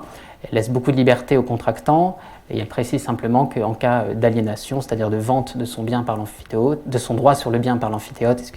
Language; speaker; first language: French; native; French